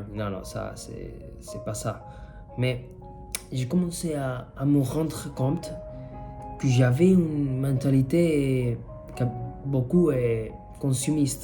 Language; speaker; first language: French; non-native, fluent; Spanish